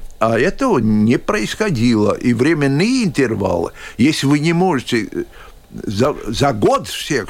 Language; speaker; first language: Russian; non-native, local second language; Latvian